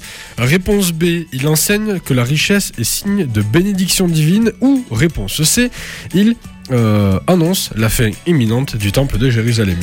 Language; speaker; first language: French; native; French